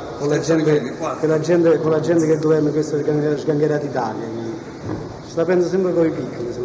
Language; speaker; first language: Italian; native; Italian